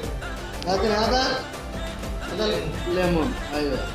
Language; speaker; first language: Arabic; non-native, learner; Bangla